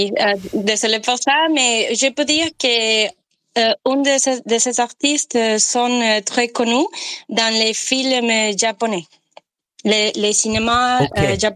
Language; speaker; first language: French; non-native, learner; Spanish